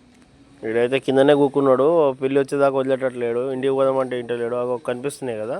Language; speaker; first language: Telugu; non-native, local second language; Lambadi